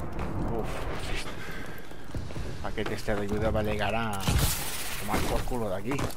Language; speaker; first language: Spanish; native; Spanish